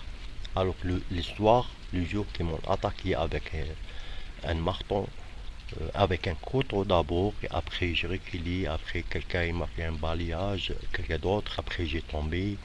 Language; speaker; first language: French; non-native, fluent; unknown